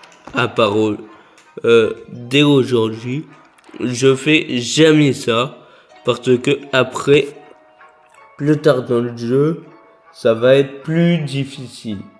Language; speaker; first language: French; native; French